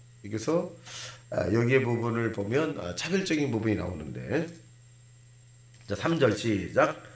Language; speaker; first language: Korean; native; Korean